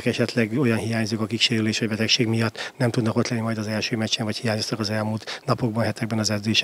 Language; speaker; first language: Hungarian; native; Hungarian